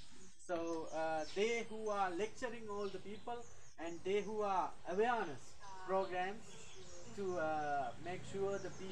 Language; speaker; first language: English; non-native, fluent; Sinhala